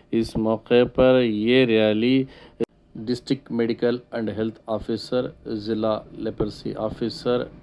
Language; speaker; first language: Urdu; native; Urdu